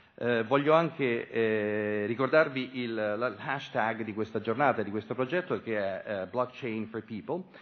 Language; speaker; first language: Italian; native; Italian